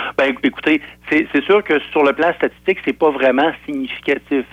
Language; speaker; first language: French; native; French